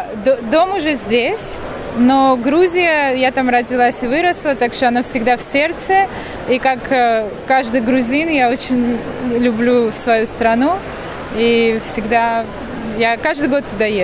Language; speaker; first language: Russian; non-native, local second language; Georgian